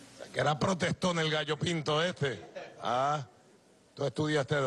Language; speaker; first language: Spanish; native; Spanish